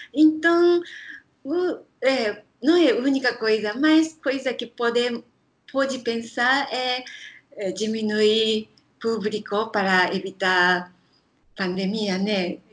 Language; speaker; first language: Portuguese; non-native, learner; Japanese